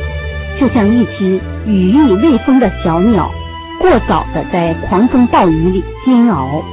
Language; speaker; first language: Chinese; native; Chinese